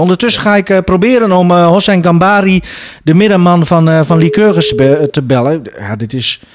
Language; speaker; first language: Dutch; native; Dutch